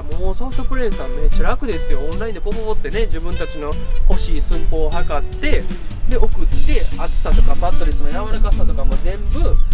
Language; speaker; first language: Japanese; native; Japanese